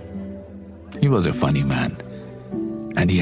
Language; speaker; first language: English; non-native, local second language; Kashmiri